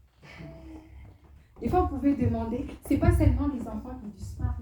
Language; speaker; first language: French; non-native, local second language; Lingala